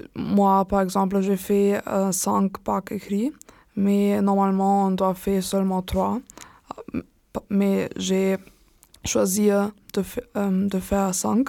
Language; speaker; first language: French; non-native, learner; German